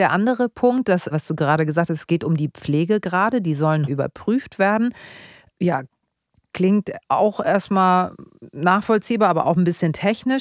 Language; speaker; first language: German; native; German